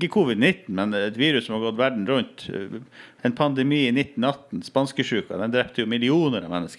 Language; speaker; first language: Norwegian; native; Norwegian